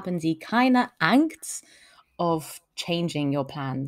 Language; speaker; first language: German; non-native, learner; French